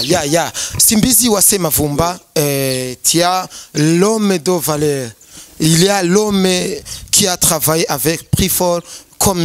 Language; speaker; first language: French; non-native, learner; Rundi